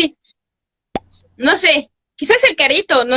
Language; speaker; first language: Spanish; non-native, fluent; French